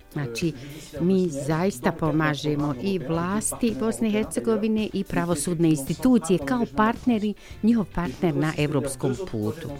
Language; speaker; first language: Bosnian; non-native, fluent; French